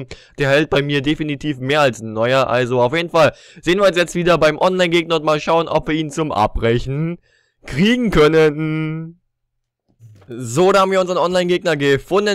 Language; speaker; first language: German; native; German